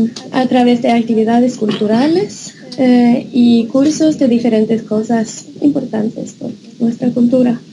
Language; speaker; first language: Spanish; non-native, fluent; Norwegian